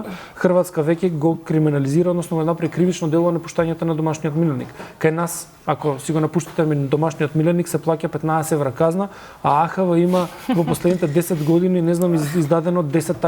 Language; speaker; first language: Macedonian; native; Macedonian